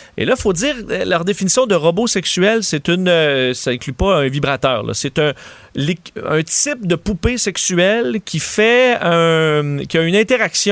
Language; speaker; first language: French; native; French